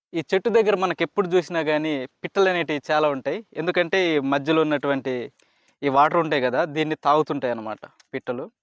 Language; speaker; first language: Telugu; non-native, local second language; Koya